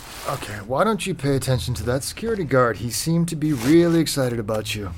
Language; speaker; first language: English; native; English